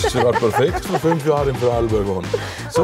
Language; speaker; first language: German; native; German